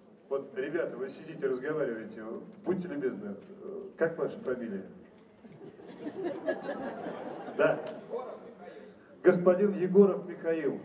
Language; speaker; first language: Russian; native; Russian